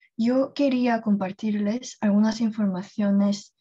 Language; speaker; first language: Spanish; non-native, fluent; Korean